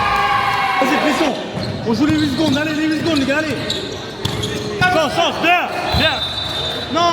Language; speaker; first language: French; native; French